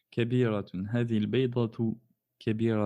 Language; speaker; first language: Arabic; non-native, fluent; French